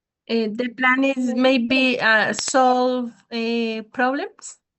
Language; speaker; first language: English; non-native, learner; Spanish